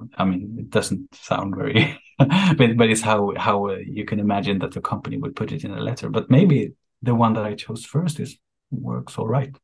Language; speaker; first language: English; non-native, fluent; Swedish